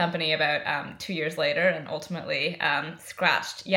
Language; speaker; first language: English; native; English